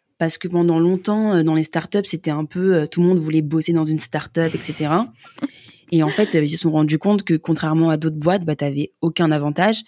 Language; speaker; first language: French; native; French